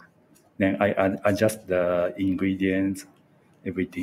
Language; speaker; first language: English; non-native, learner; Japanese